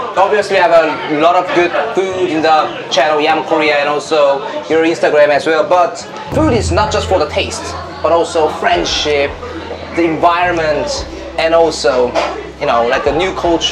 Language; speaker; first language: English; non-native, fluent; Korean